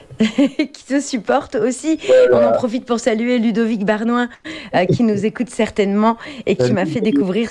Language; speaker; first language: French; native; French